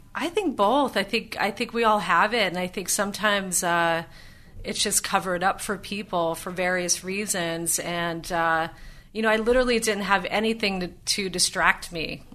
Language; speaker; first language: English; native; English